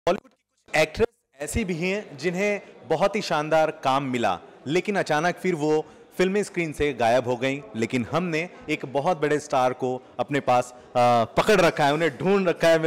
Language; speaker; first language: Hindi; native; Hindi